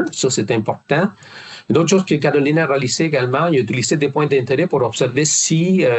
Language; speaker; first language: French; non-native, fluent; Spanish